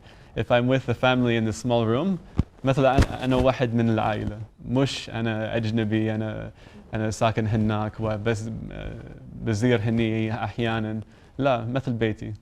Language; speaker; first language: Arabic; non-native, learner; English